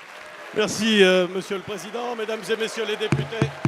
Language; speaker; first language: French; native; French